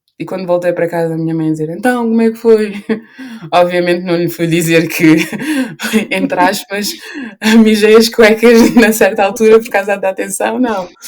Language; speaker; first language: Portuguese; early bilingual, other home language; Upper Guinea Crioulo